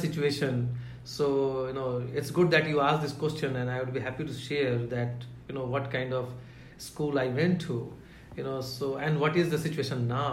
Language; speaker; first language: English; non-native, local second language; Hindi